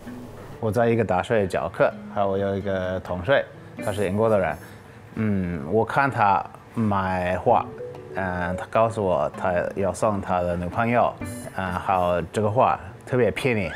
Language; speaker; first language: Chinese; non-native, learner; English